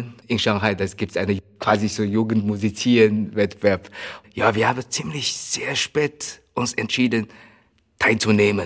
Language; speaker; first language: German; non-native, learner; Chinese